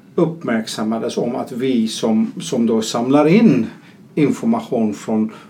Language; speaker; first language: Swedish; non-native, fluent; Dutch